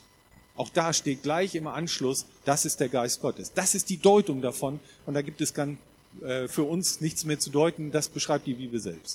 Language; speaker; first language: German; native; German